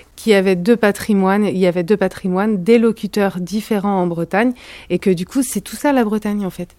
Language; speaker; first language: French; native; French